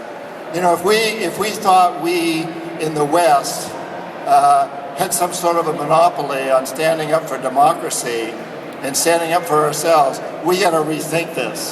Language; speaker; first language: English; native; English